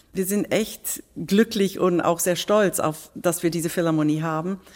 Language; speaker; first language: German; non-native, fluent; English